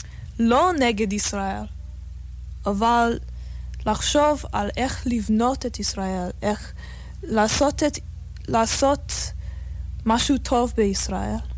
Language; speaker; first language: Hebrew; non-native, fluent; English